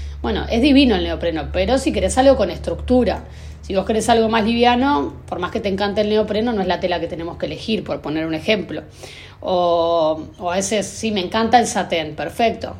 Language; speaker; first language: Spanish; native; Spanish